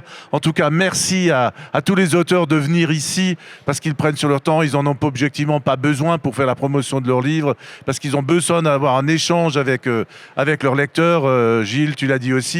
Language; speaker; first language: French; native; French